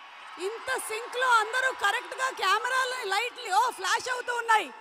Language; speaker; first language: Telugu; native; Telugu